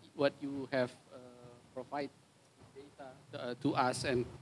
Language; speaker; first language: English; non-native, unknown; Indonesian